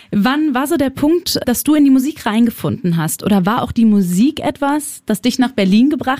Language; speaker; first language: German; native; German